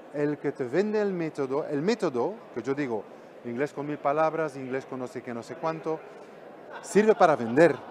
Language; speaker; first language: Spanish; non-native, fluent; Dutch